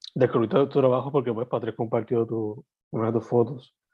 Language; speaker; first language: Spanish; native; Spanish